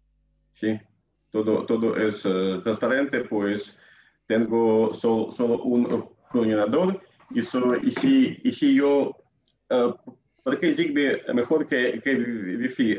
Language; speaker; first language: Spanish; non-native, fluent; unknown